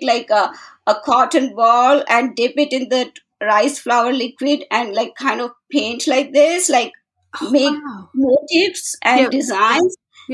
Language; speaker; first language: English; non-native, local second language; Hindi